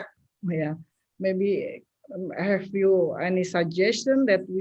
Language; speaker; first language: English; non-native, local second language; Indonesian